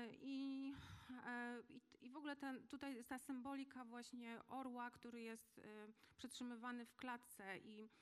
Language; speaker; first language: Polish; native; Polish